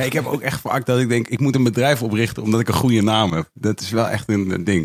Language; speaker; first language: Dutch; native; Dutch